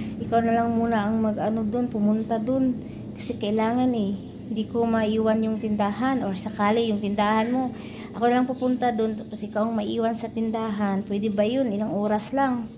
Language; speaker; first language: Filipino; non-native, local second language; Cebuano